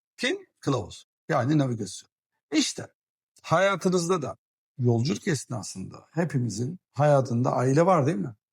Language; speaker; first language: Turkish; early bilingual, heritage; Turkish